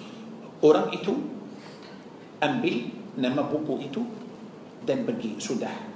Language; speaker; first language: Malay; non-native, fluent; Arabic